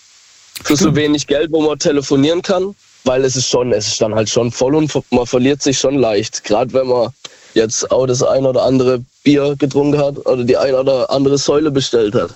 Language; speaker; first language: German; native; German